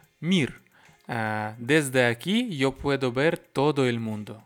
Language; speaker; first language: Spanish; non-native, learner; Russian